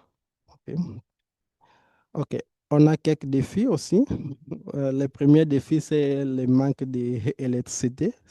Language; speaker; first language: French; non-native, fluent; Portuguese